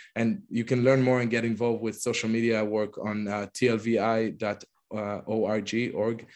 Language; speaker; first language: English; non-native, fluent; Hebrew